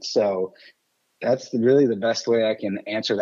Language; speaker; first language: English; early bilingual, other home language; French